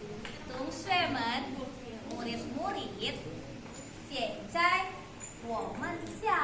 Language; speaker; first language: Chinese; non-native, learner; Indonesian